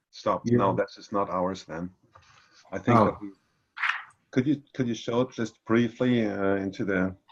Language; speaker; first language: English; non-native, fluent; German